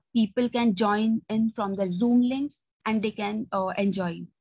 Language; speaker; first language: English; non-native, local second language; Marathi